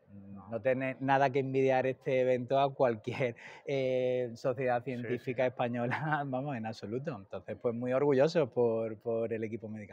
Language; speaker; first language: Spanish; native; Spanish